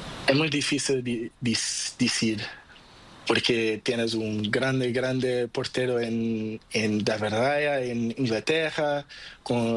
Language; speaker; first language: Spanish; non-native, learner; Portuguese